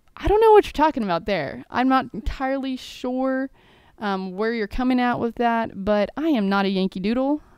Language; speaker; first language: English; native; English